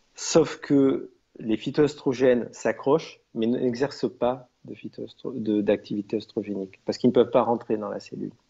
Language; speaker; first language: French; native; French